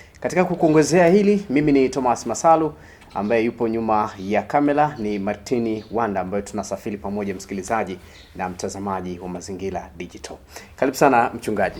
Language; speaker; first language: Swahili; native; Swahili